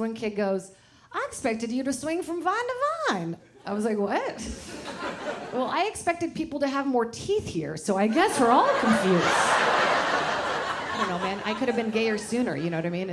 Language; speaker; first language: English; early bilingual, other home language; Portuguese